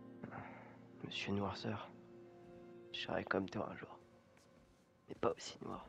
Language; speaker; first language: French; native; French